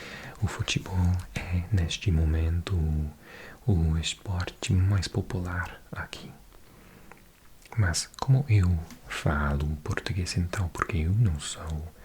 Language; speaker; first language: Portuguese; non-native, fluent; English